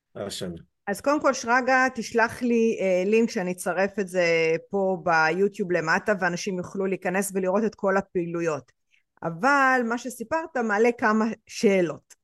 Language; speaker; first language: Hebrew; native; Hebrew